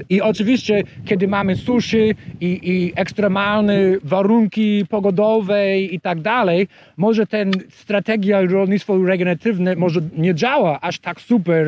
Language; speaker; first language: Polish; non-native, learner; English